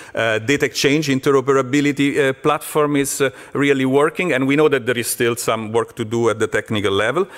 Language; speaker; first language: English; non-native, fluent; Italian